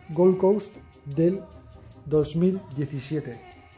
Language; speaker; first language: Spanish; native; Spanish